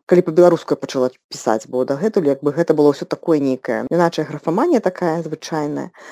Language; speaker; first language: Belarusian; non-native, local second language; Russian